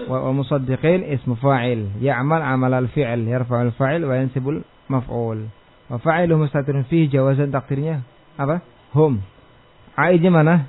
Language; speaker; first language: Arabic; non-native, fluent; Indonesian